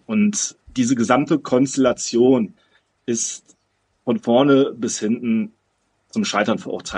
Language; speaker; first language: German; native; German